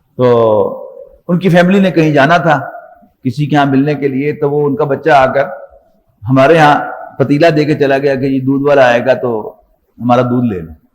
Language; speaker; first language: Urdu; non-native, local second language; Punjabi